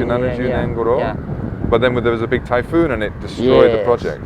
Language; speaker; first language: English; native; English